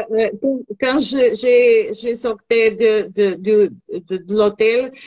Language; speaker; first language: French; non-native, learner; Portuguese